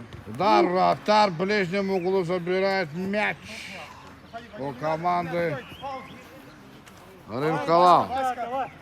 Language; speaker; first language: Russian; non-native, local second language; Lezghian